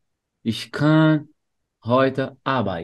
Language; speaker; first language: German; non-native, fluent; Portuguese